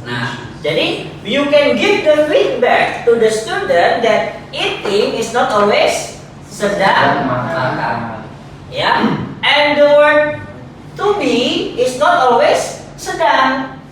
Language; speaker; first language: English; non-native, fluent; Indonesian